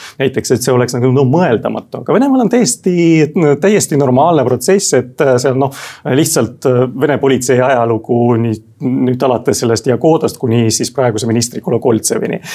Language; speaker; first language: Estonian; non-native, local second language; Russian